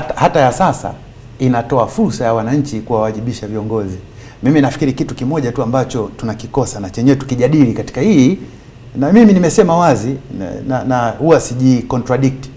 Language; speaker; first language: Swahili; native; Swahili